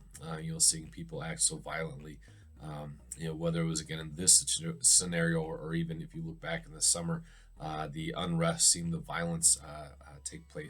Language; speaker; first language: English; native; English